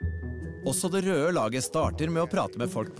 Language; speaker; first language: Norwegian; native; Norwegian